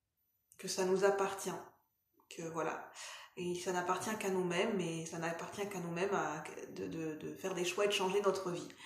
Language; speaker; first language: French; native; French